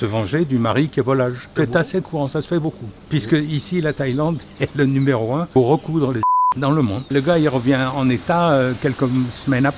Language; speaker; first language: French; native; French